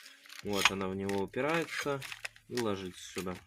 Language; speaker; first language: Russian; native; Russian